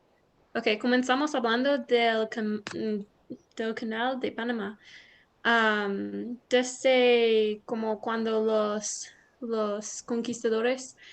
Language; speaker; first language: Spanish; non-native, learner; English